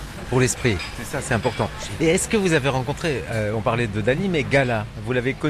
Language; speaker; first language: French; native; French